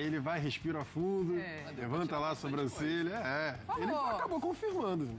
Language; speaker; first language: Portuguese; native; Portuguese